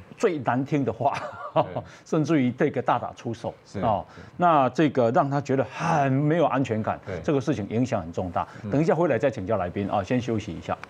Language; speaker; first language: Chinese; native; Chinese